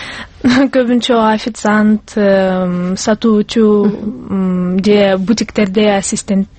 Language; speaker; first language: Kyrgyz; non-native, local second language; Russian